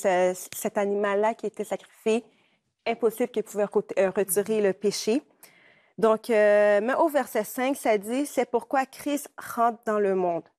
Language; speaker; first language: French; native; French